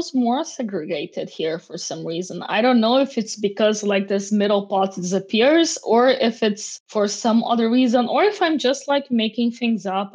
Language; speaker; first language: English; non-native, fluent; Portuguese